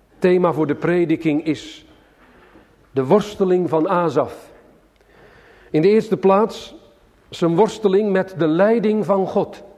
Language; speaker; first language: Dutch; native; Dutch